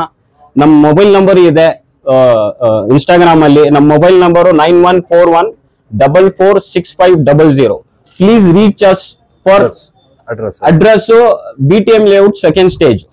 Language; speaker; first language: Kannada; non-native, local second language; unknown